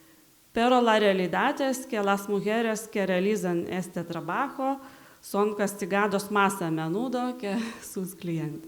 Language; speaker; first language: Spanish; non-native, learner; Lithuanian